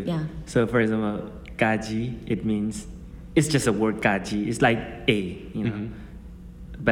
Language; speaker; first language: English; non-native, fluent; Burmese